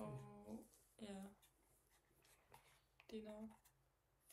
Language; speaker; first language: Danish; non-native, learner; German